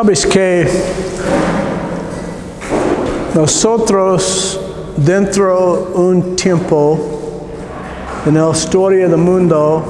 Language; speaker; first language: Spanish; non-native, learner; English